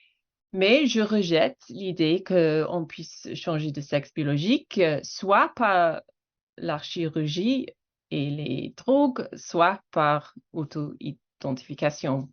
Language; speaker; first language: French; non-native, fluent; English